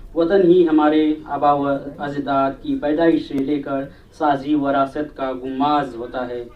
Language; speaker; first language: Urdu; non-native, local second language; Hindi